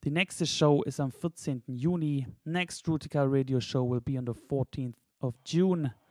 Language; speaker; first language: English; non-native, fluent; German